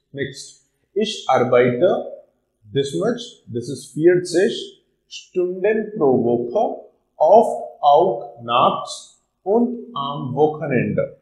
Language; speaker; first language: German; non-native, learner; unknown